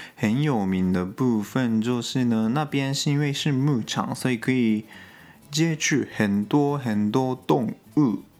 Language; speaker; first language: Chinese; non-native, fluent; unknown